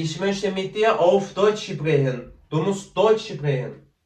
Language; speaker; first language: German; non-native, learner; Turkish